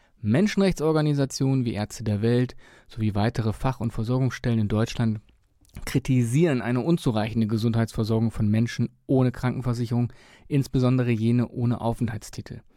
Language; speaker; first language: German; native; German